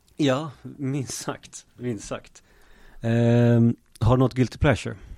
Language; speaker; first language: Swedish; native; Swedish